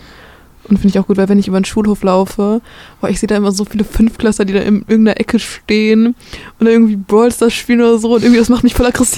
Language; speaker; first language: German; native; German